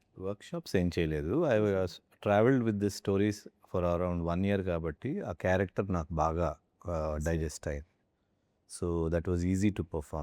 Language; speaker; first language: Telugu; native; Telugu